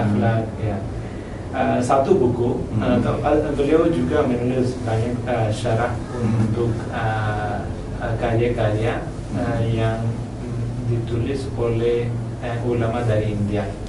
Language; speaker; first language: Indonesian; non-native, learner; Malayalam